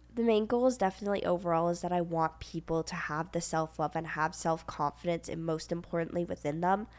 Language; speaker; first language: English; native; English